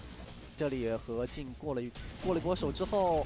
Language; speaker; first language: Chinese; native; Chinese